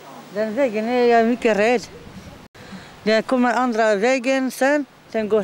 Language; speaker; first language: Swedish; non-native, learner; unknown